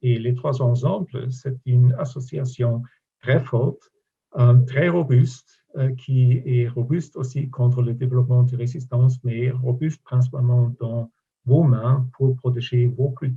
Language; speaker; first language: French; non-native, fluent; German